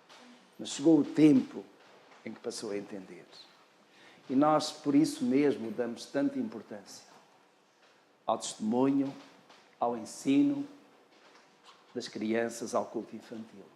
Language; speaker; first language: Portuguese; native; Portuguese